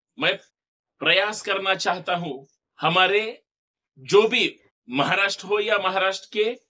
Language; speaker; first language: Hindi; non-native, local second language; Marathi